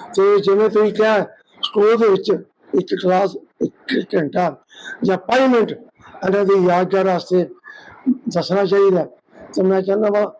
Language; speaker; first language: Punjabi; native; Punjabi